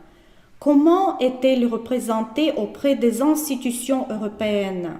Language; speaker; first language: French; non-native, fluent; Russian